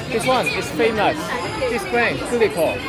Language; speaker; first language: English; non-native, learner; Cantonese